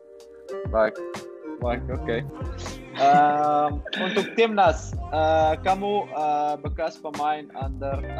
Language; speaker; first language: Indonesian; non-native, learner; Dutch